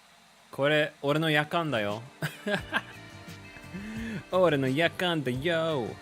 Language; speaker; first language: Japanese; non-native, learner; English